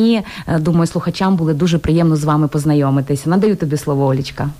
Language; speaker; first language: Ukrainian; native; Ukrainian